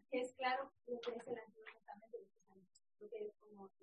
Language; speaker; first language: Spanish; non-native, learner; English